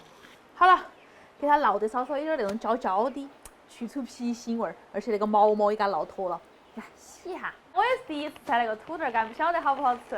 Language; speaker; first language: Chinese; native; Chinese